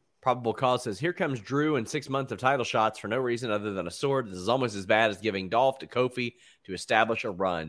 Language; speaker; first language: English; native; English